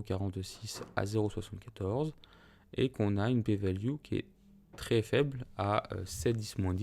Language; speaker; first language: French; native; French